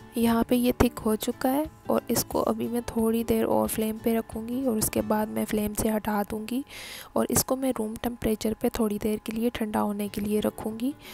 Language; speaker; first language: Urdu; non-native, local second language; Punjabi